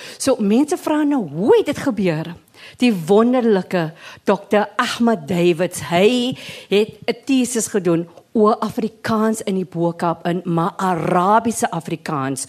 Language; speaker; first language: Afrikaans; native; Afrikaans